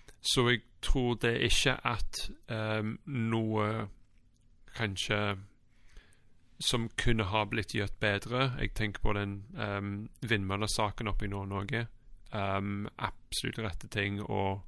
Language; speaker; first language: Norwegian; non-native, fluent; English